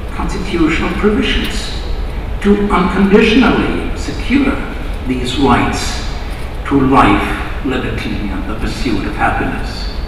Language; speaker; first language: English; non-native, fluent; German